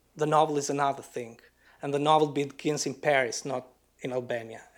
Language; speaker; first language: English; non-native, fluent; Albanian